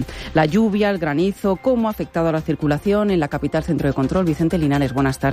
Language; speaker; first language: Spanish; native; Spanish